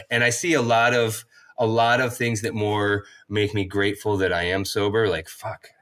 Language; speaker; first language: English; native; English